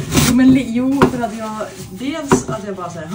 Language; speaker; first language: Swedish; native; Swedish